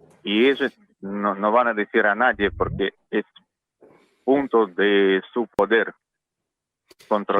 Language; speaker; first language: Spanish; non-native, learner; Russian